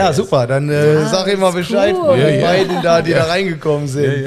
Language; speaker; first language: German; native; German